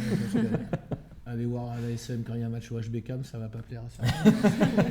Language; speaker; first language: French; native; French